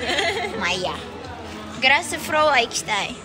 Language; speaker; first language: Japanese; early bilingual, other home language; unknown